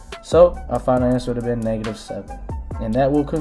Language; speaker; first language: English; native; English